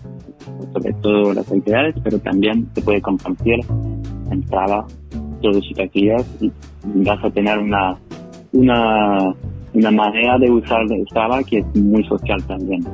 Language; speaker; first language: Spanish; non-native, fluent; French